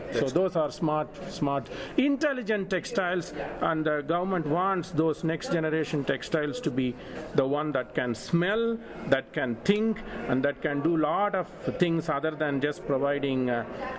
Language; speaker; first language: English; non-native, local second language; Tamil